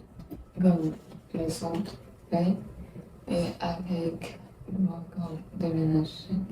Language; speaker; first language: French; non-native, learner; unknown